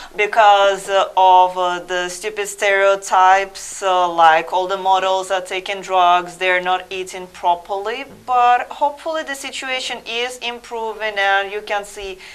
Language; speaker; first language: English; non-native, fluent; Russian